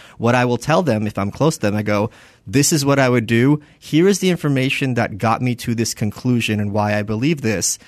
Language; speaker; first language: English; early bilingual, other home language; Russian